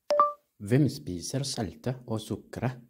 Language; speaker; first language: Norwegian; non-native, learner; Amharic